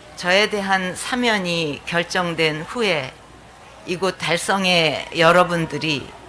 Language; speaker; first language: Korean; native; Korean